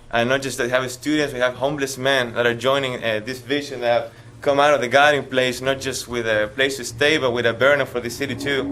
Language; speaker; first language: English; non-native, fluent; Spanish